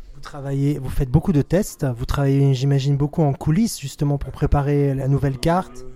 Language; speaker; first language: French; native; French